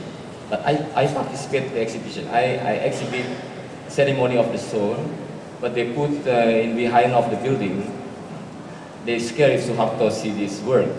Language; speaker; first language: English; non-native, learner; Indonesian